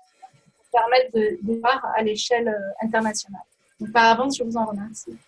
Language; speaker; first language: French; native; French